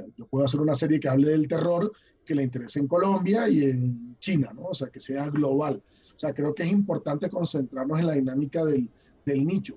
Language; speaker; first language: Spanish; native; Spanish